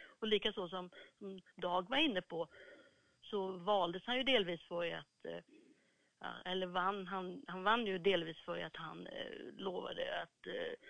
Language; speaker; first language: Swedish; native; Swedish